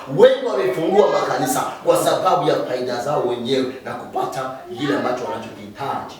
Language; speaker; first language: Swahili; native; Swahili